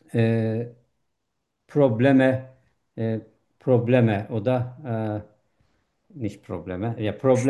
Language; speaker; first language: German; non-native, learner; Turkish